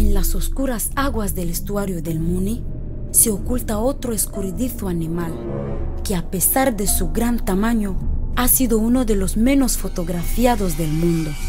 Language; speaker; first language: Spanish; native; Spanish